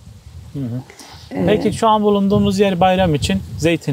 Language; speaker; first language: Turkish; native; Turkish